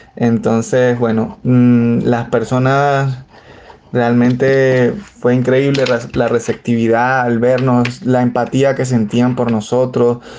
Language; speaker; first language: Spanish; native; Spanish